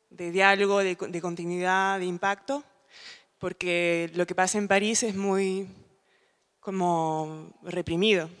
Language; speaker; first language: Spanish; native; Spanish